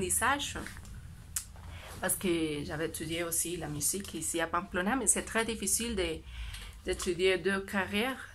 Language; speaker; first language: French; non-native, learner; Spanish